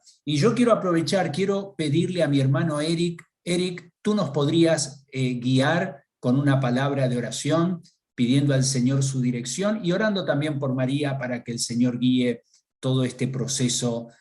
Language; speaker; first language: Spanish; native; Spanish